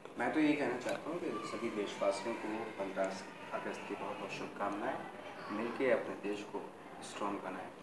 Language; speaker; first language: Hindi; native; Hindi